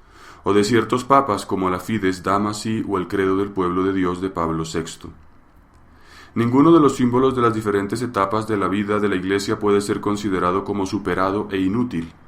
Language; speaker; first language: Spanish; native; Spanish